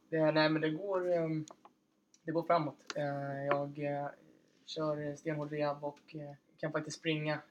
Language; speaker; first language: Swedish; native; Swedish